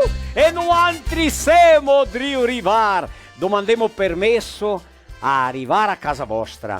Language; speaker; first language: Italian; early bilingual, heritage; Portuguese